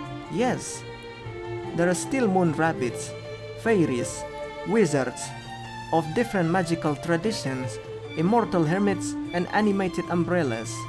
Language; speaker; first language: English; non-native, fluent; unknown